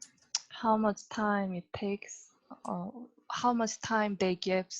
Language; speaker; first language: English; non-native, learner; Korean